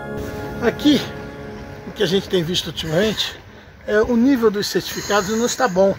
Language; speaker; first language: Portuguese; native; Portuguese